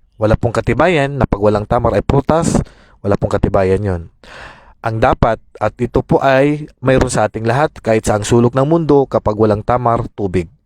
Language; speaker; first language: Filipino; non-native, local second language; Maranao